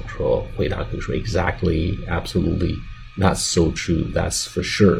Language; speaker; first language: English; non-native, fluent; Chinese